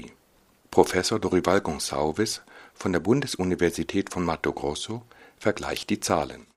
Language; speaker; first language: German; native; German